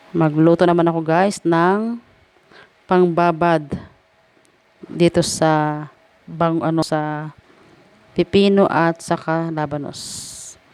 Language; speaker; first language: Filipino; native; Filipino